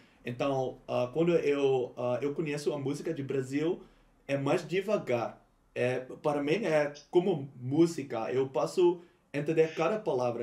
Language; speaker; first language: Portuguese; non-native, learner; Dutch